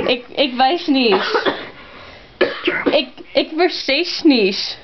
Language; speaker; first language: German; non-native, learner; English